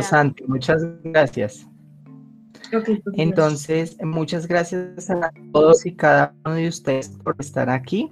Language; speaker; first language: Spanish; native; Spanish